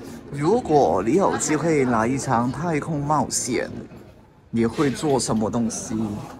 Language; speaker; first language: Chinese; non-native, local second language; Cantonese